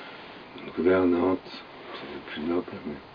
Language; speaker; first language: French; native; French